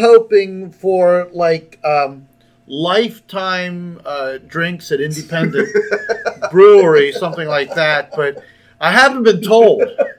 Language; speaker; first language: English; native; English